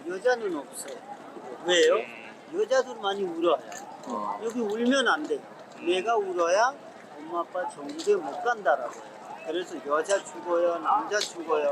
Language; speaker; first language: Korean; non-native, fluent; Hindi